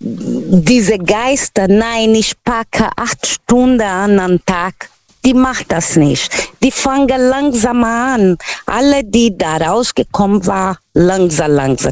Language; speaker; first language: German; non-native, local second language; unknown